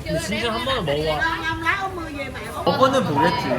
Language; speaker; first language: Korean; native; Korean